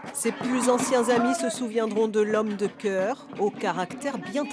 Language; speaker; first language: French; native; French